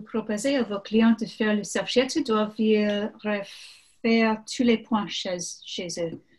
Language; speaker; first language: French; non-native, learner; English